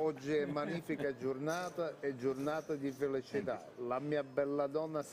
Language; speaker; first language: Italian; non-native, learner; Russian